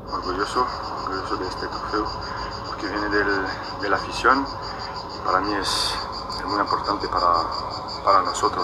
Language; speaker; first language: Spanish; non-native, fluent; French